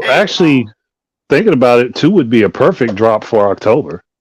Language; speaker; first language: English; native; English